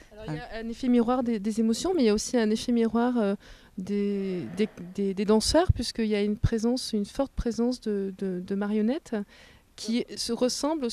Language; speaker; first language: French; native; French